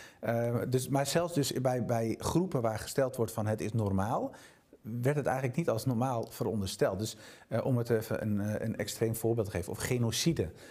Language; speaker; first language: Dutch; native; Dutch